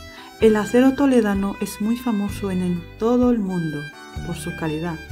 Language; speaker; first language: Spanish; non-native, fluent; Arabic